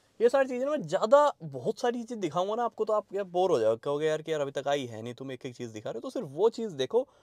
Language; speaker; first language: Hindi; native; Hindi